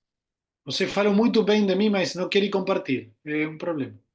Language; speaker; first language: Portuguese; non-native, learner; Spanish